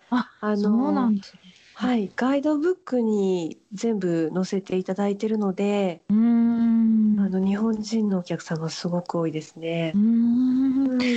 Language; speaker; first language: Japanese; native; Japanese